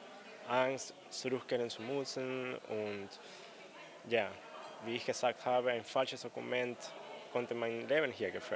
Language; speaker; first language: German; non-native, fluent; Spanish